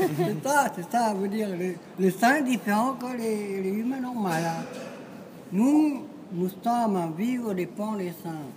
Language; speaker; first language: French; non-native, learner; Chinese